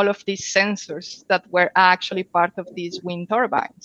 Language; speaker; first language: English; non-native, fluent; Spanish